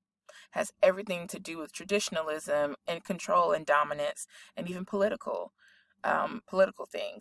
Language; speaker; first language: English; native; English